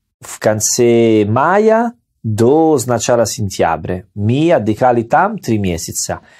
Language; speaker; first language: Russian; non-native, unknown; Italian